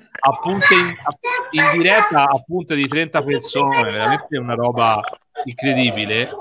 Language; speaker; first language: Italian; native; Italian